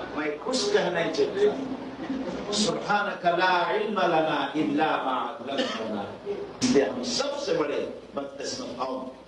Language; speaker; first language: Urdu; non-native, fluent; Bangla